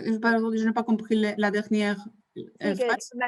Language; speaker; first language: French; non-native, fluent; Spanish